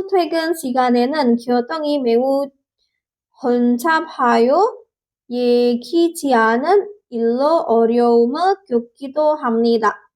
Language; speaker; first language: Korean; non-native, learner; Indonesian